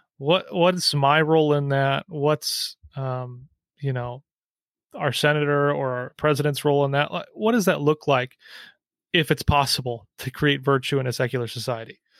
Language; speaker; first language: English; native; English